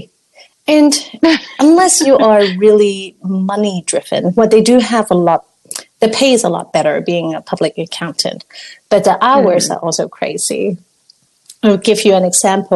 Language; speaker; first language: English; non-native, local second language; Cantonese